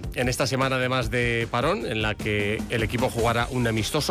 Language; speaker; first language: Spanish; native; Spanish